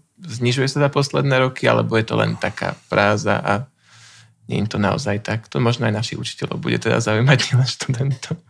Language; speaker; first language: Slovak; native; Slovak